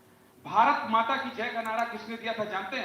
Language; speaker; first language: Hindi; native; Hindi